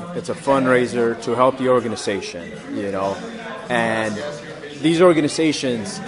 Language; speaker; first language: English; early bilingual, other home language; Spanish